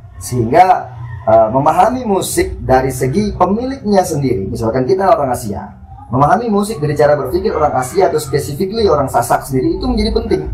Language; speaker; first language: Indonesian; non-native, local second language; Sasak